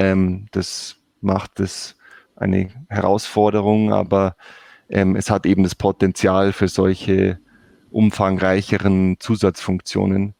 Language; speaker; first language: German; native; German